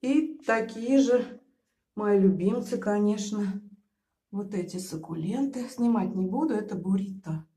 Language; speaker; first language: Russian; native; Russian